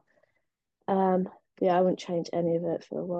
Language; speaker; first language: English; native; English